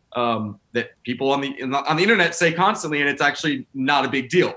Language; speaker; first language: English; native; English